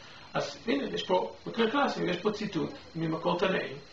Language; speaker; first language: Hebrew; non-native, fluent; English